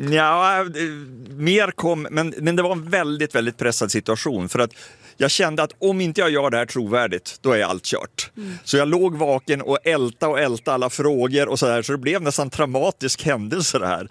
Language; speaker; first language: Swedish; native; Swedish